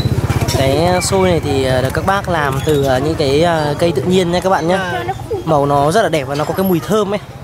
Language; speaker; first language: Vietnamese; native; Vietnamese